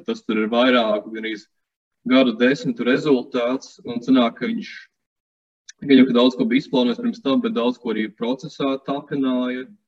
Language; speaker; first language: Latvian; native; Latvian